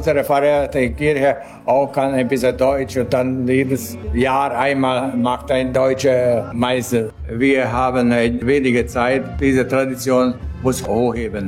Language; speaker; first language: German; non-native, local second language; Hungarian